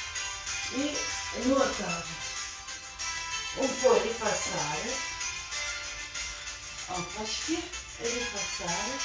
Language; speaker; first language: Russian; native; Russian